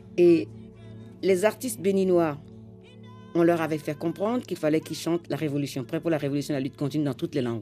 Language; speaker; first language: French; non-native, local second language; Fon